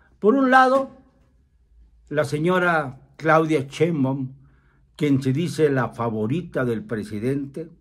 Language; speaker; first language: Spanish; native; Spanish